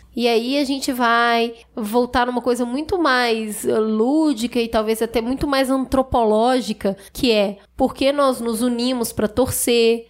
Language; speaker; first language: Portuguese; native; Portuguese